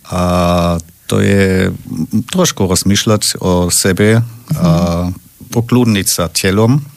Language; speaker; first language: Slovak; non-native, learner; German